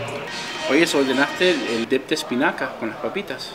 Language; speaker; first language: Spanish; early bilingual, heritage; Spanish